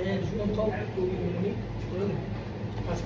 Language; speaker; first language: English; non-native, learner; Nepali